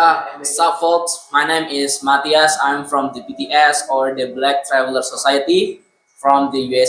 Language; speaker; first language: English; non-native, learner; Indonesian